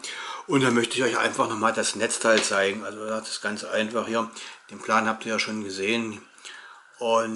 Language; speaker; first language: German; native; German